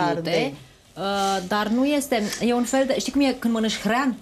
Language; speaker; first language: Romanian; native; Romanian